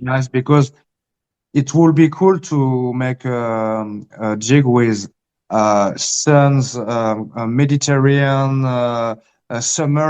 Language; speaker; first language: English; early bilingual, heritage; Spanish